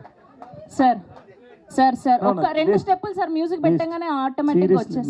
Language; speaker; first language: Telugu; native; Telugu